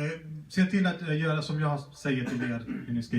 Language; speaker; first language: Swedish; early bilingual, other home language; Spanish